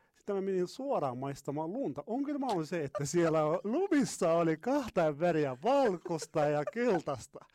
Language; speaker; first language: Finnish; non-native, fluent; Arabic